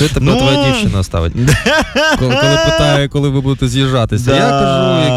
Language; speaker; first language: Ukrainian; native; Ukrainian